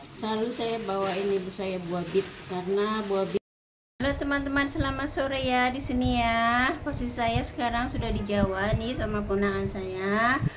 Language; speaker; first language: Indonesian; native; Indonesian